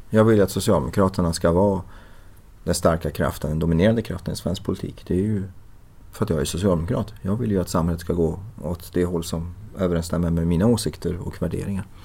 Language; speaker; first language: Swedish; early bilingual, other home language; Persian